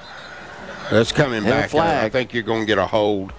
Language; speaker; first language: English; native; English